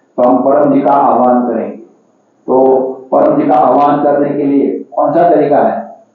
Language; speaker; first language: Hindi; non-native, local second language; Gujarati